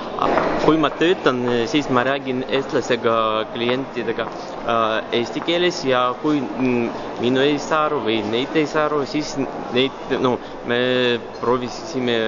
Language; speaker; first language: Estonian; non-native, local second language; Russian